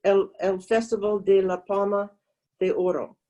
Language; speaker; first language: Spanish; non-native, learner; English